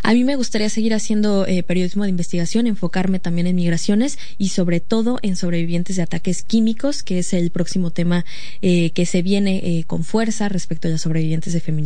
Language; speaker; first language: Spanish; native; Spanish